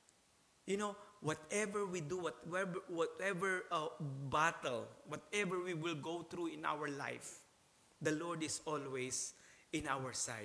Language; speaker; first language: English; non-native, local second language; Filipino